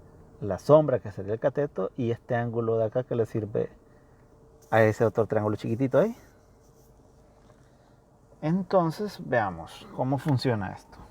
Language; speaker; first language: Spanish; native; Spanish